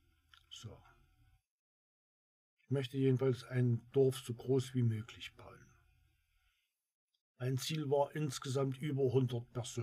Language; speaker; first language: German; native; German